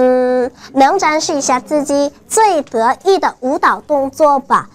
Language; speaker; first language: Chinese; non-native, learner; Korean